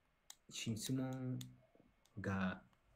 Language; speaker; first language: Japanese; non-native, learner; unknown